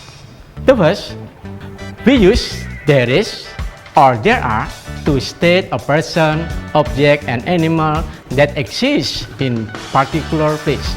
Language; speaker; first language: English; non-native, fluent; Indonesian